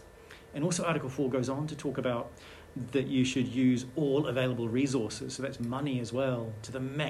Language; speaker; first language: English; native; English